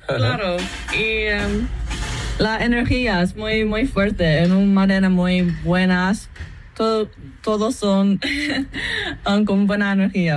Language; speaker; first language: Spanish; non-native, fluent; English